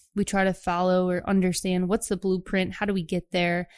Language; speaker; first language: English; native; English